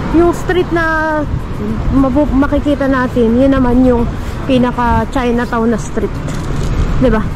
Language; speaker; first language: Filipino; native; Filipino